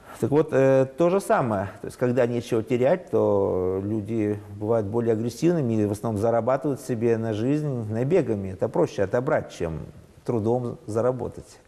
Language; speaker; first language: Russian; non-native, local second language; Udmurt